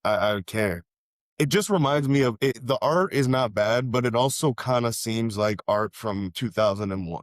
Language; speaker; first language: English; native; English